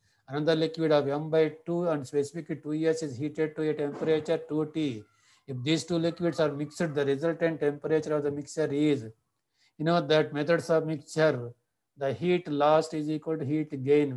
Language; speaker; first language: English; non-native, local second language; Telugu